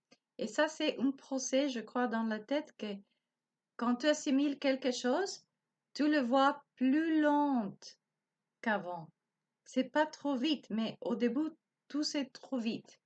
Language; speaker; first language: French; non-native, learner; Spanish